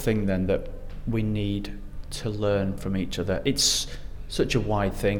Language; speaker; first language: English; native; English